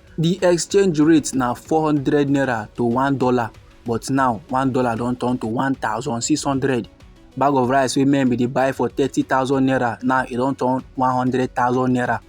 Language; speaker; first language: Nigerian Pidgin; native; Nigerian Pidgin